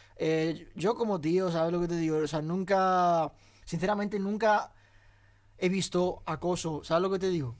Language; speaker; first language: Spanish; early bilingual, other home language; Arabic